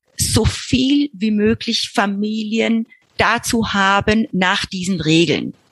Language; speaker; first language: German; early bilingual, heritage; Spanish